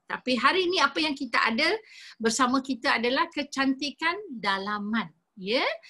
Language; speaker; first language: Malay; non-native, local second language; Tamil